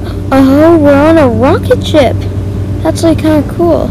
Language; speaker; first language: English; native; English